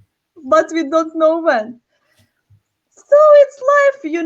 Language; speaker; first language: English; non-native, learner; Ukrainian